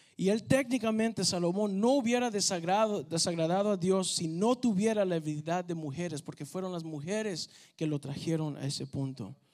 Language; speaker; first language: Spanish; early bilingual, heritage; Spanish